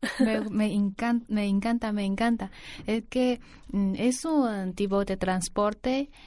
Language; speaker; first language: Spanish; non-native, learner; Chinese